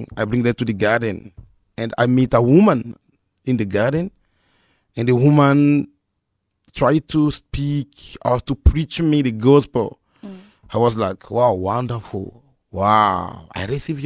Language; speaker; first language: English; non-native, fluent; Lingala